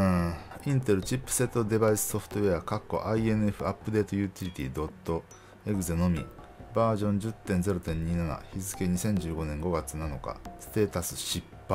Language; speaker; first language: Japanese; native; Japanese